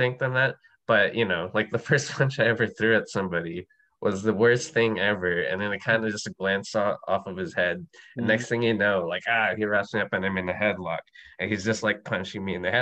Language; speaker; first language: English; non-native, local second language; Filipino